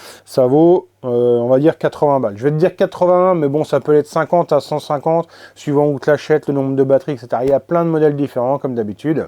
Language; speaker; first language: French; native; French